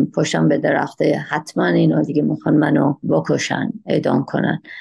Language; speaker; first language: Persian; native; Persian